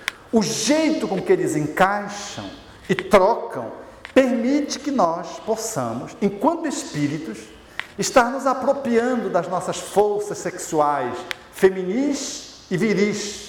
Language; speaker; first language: Portuguese; native; Portuguese